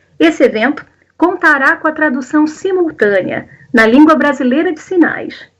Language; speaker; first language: Portuguese; native; Portuguese